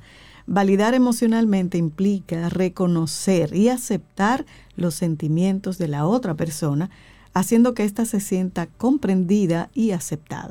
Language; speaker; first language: Spanish; native; Spanish